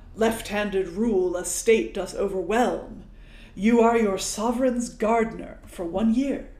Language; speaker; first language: English; native; English